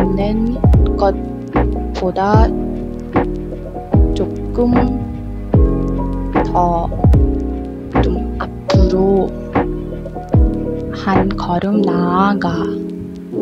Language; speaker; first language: Korean; non-native, learner; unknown